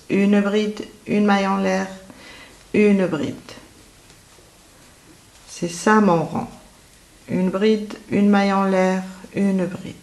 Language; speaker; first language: French; native; French